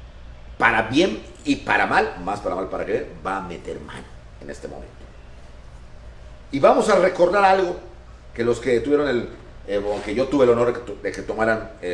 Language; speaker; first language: Spanish; native; Spanish